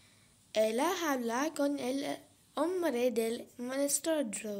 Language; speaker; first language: Spanish; non-native, learner; English